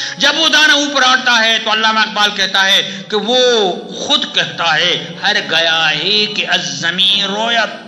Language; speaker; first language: Urdu; non-native, local second language; Pashto